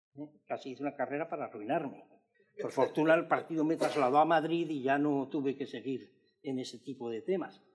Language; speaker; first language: Spanish; native; Spanish